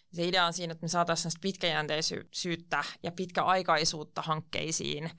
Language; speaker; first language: Finnish; non-native, local second language; Swedish